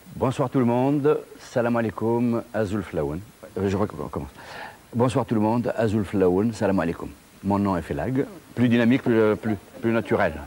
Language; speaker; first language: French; non-native, local second language; Kabyle